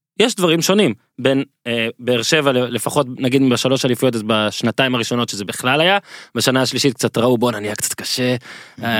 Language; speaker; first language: Hebrew; native; Hebrew